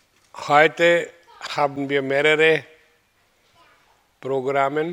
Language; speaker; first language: German; non-native, fluent; Hindi